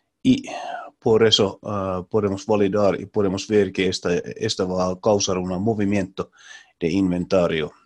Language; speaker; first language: Spanish; non-native, learner; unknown